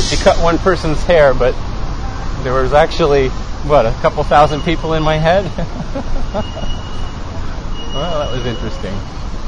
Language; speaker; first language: English; native; English